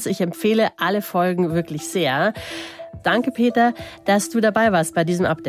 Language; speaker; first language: German; native; German